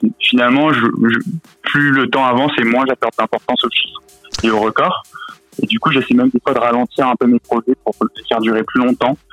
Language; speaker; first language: French; native; French